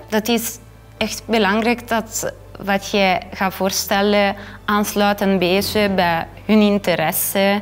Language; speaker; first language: Dutch; non-native, fluent; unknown